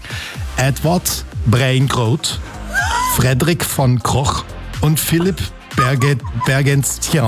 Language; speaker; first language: German; native; German